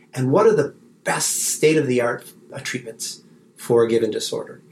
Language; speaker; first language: English; native; English